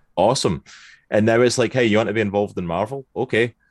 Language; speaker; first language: English; native; English